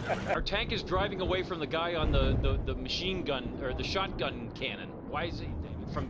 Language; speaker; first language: English; native; English